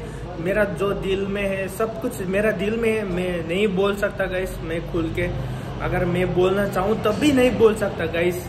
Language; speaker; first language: Hindi; non-native, local second language; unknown